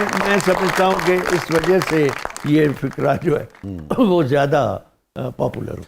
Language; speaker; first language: Urdu; non-native, local second language; Sindhi